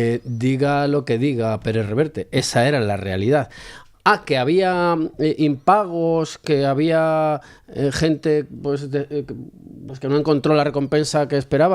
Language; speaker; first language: Spanish; native; Spanish